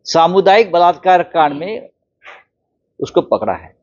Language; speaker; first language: Hindi; non-native, local second language; Marathi